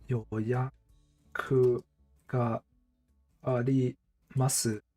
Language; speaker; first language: Japanese; non-native, learner; English